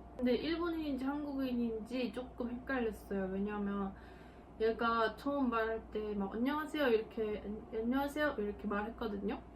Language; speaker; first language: Korean; native; Korean